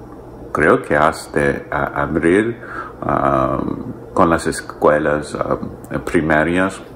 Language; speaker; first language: Spanish; non-native, learner; English